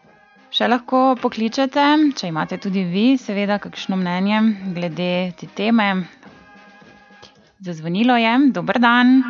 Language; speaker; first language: Slovenian; native; Slovenian